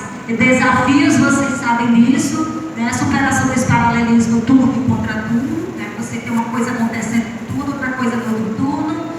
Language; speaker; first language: Portuguese; native; Portuguese